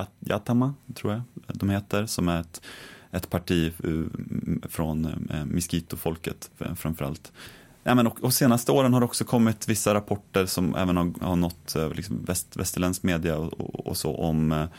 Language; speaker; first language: Swedish; native; Swedish